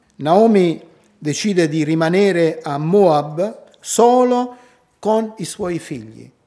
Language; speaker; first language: Italian; native; Italian